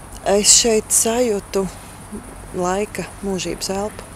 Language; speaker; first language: Latvian; non-native, local second language; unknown